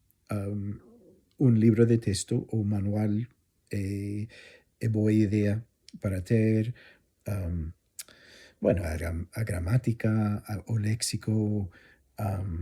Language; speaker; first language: Galician; non-native, fluent; English